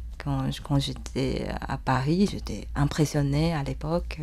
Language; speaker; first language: French; non-native, fluent; Chinese